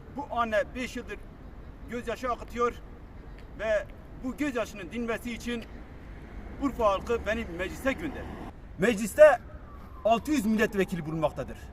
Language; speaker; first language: Turkish; non-native, local second language; Kurdish